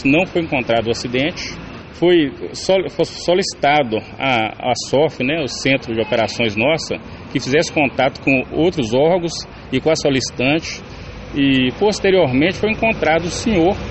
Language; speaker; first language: Portuguese; native; Portuguese